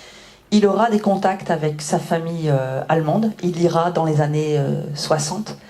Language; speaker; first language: French; native; French